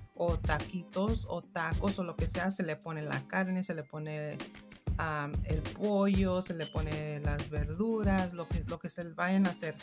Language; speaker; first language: Spanish; non-native, fluent; English